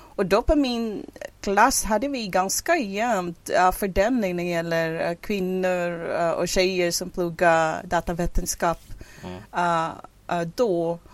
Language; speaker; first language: Swedish; non-native, fluent; English